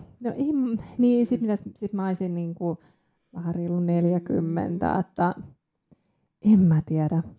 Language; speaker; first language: Finnish; early bilingual, other home language; Persian